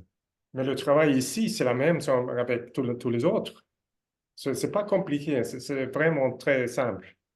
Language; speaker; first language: French; non-native, learner; Swedish